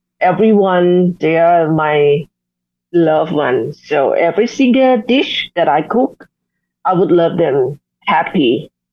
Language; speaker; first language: English; non-native, learner; Thai